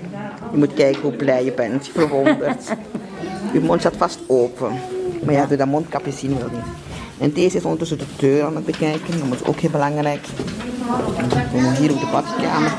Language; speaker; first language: Dutch; native; Dutch